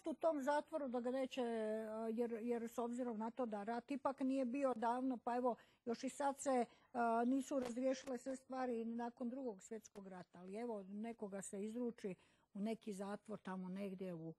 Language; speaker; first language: Croatian; native; Croatian